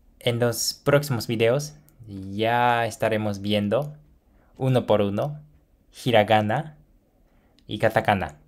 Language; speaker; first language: Spanish; non-native, fluent; Japanese